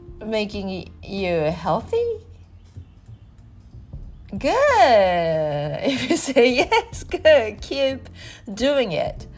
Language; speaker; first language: English; non-native, learner; Japanese